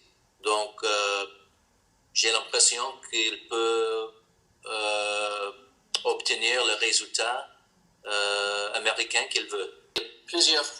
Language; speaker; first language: French; non-native, learner; English